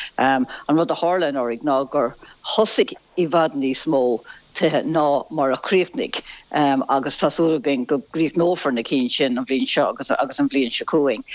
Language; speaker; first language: Irish; non-native, local second language; English